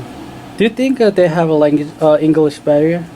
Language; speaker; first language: English; non-native, learner; Korean